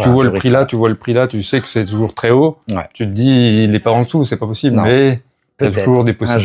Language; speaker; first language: French; native; French